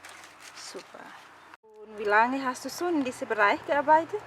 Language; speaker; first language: German; non-native, learner; Indonesian